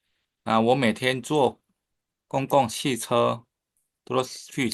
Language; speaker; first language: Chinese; non-native, fluent; Indonesian